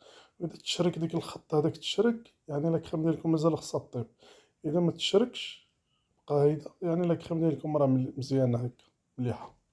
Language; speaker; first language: Arabic; native; Arabic